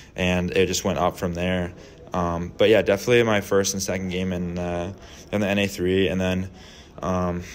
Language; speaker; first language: English; native; English